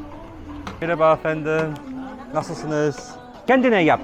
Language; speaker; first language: Turkish; non-native, learner; English